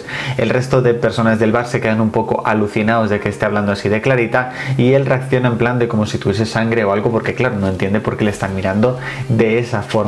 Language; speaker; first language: Spanish; native; Spanish